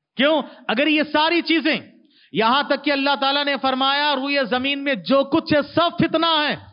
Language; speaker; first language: Urdu; native; Urdu